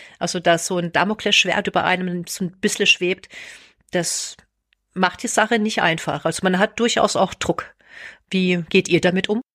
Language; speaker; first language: German; native; German